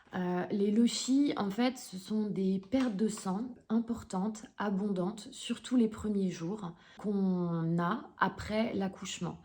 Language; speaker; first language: French; native; French